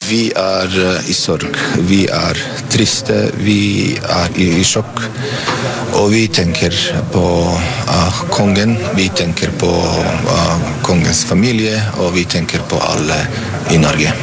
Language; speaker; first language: Norwegian; non-native, fluent; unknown